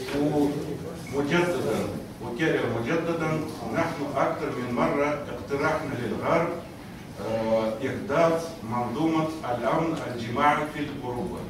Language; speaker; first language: Arabic; non-native, fluent; Russian